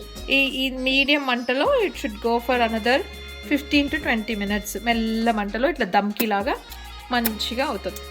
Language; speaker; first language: Telugu; native; Telugu